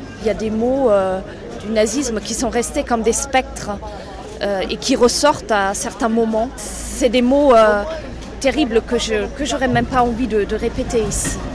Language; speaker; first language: French; non-native, fluent; German